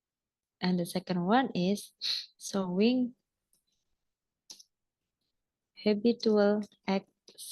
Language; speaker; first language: English; non-native, fluent; Indonesian